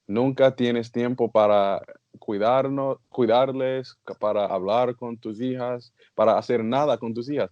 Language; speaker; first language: Spanish; non-native, learner; English